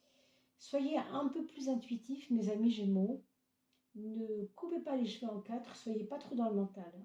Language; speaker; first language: French; native; French